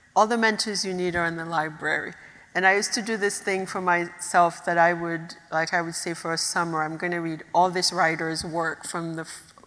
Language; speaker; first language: English; early bilingual, other home language; Haitian Creole